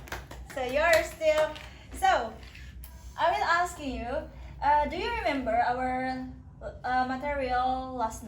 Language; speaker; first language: English; non-native, learner; Indonesian